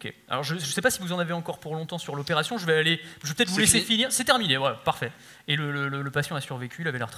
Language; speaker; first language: French; native; French